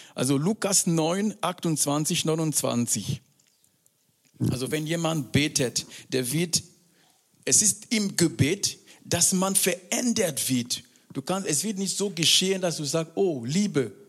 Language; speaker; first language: German; non-native, fluent; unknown